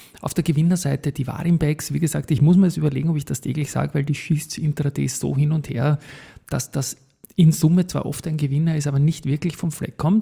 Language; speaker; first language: German; native; German